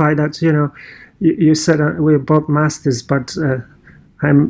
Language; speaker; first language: English; non-native, fluent; Polish